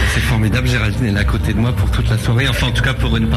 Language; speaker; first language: French; native; French